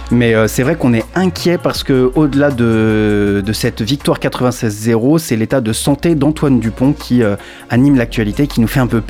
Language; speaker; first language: French; native; French